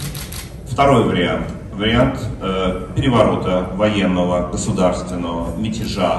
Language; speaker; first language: Russian; native; Russian